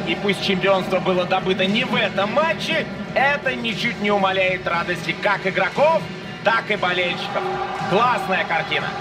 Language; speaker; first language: Russian; native; Russian